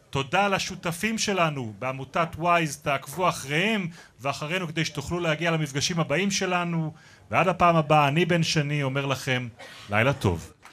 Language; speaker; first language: Hebrew; native; Hebrew